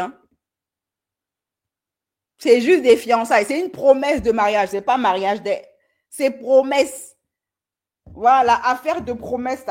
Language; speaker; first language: French; native; French